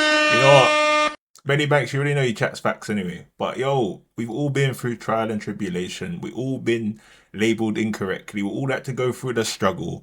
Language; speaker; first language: English; native; English